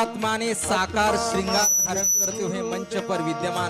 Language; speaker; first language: Hindi; non-native, local second language; Marathi